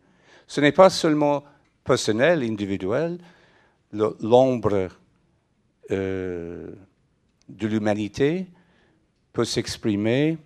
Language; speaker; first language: French; non-native, fluent; English